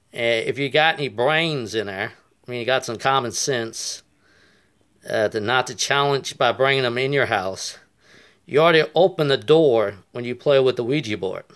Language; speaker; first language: English; native; English